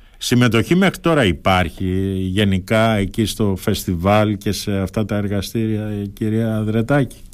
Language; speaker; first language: Greek; native; Greek